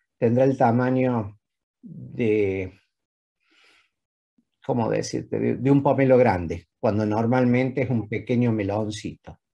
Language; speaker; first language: Spanish; native; Spanish